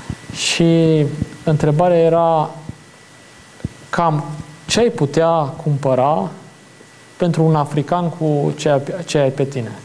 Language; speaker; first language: Romanian; native; Romanian